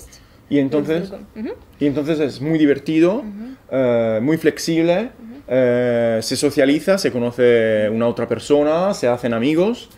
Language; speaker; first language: Spanish; non-native, fluent; Italian